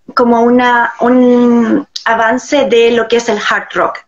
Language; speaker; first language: Spanish; native; Spanish